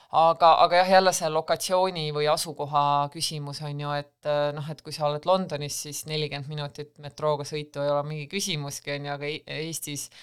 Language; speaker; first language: Estonian; native; Estonian